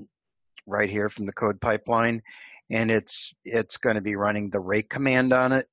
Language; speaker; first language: English; native; English